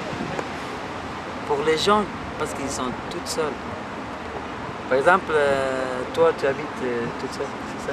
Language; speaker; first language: French; non-native, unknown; Persian